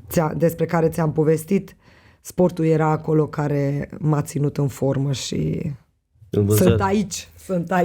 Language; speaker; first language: Romanian; non-native, local second language; Hungarian